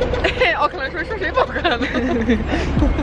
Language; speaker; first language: Chinese; early bilingual, heritage; Chinese